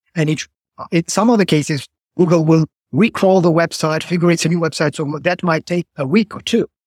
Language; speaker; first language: English; non-native, fluent; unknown